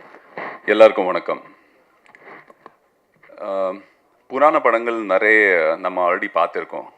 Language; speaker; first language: Tamil; non-native, fluent; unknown